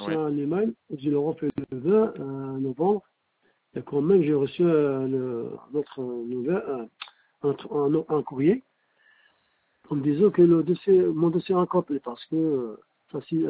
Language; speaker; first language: French; non-native, fluent; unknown